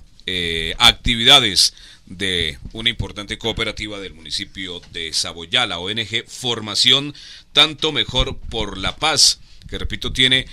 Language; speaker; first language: Spanish; native; Spanish